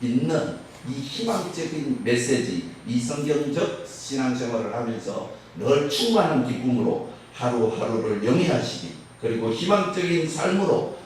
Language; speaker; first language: Korean; native; Korean